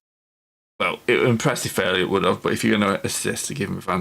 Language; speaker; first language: English; native; English